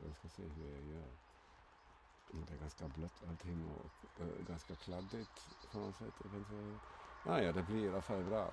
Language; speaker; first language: Swedish; non-native, fluent; German